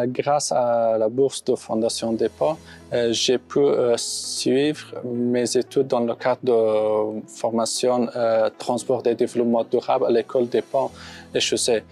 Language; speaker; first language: French; non-native, fluent; Persian